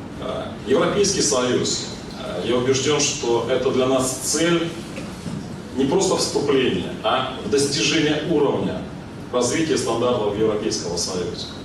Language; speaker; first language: Russian; non-native, local second language; Ukrainian